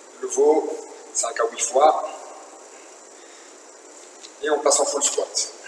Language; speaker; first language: French; native; French